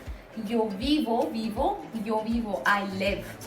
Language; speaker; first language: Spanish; non-native, fluent; Hindi